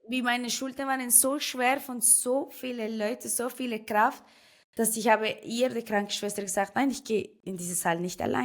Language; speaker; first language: German; non-native, fluent; Spanish